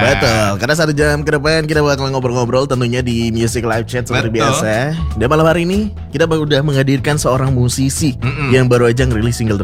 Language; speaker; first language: Indonesian; native; Indonesian